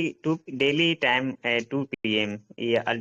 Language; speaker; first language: English; non-native, learner; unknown